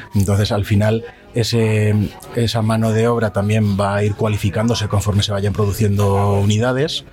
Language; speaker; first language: Spanish; native; Spanish